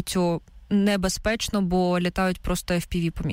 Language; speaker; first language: Ukrainian; native; Ukrainian